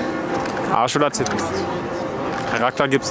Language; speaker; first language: German; native; German